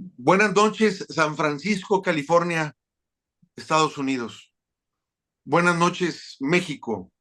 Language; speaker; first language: Spanish; native; Spanish